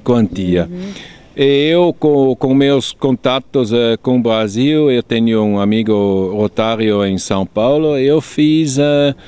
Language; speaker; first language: Portuguese; non-native, fluent; German